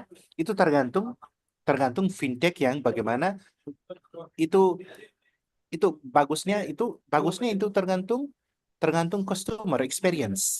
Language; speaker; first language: Indonesian; non-native, learner; Nepali